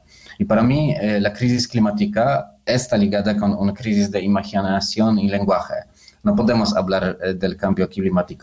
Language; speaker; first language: Spanish; non-native, learner; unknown